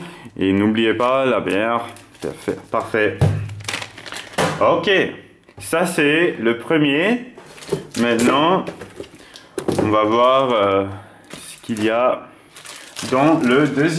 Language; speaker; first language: French; non-native, fluent; German